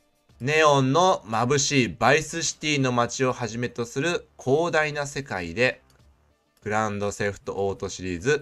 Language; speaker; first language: Japanese; native; Japanese